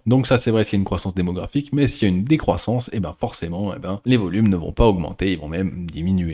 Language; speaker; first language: French; native; French